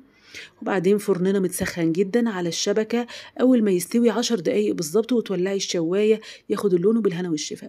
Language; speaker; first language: Arabic; native; Arabic